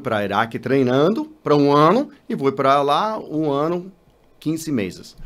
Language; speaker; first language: Portuguese; non-native, learner; English